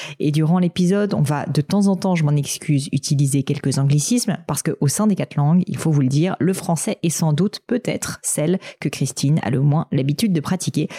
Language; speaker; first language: French; native; French